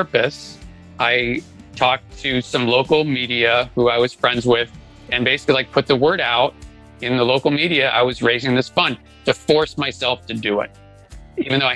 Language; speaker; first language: English; native; English